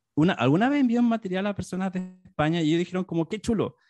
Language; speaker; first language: Spanish; native; Spanish